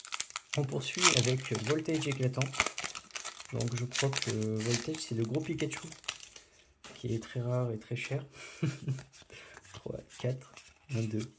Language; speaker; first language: French; native; French